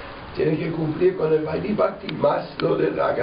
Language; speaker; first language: Spanish; non-native, fluent; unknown